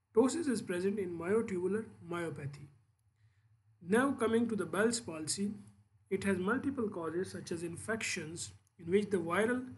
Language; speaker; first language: English; non-native, local second language; Urdu